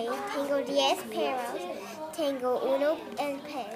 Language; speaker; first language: Spanish; non-native, learner; English